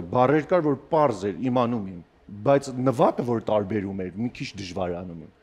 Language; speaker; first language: Armenian; early bilingual, heritage; Armenian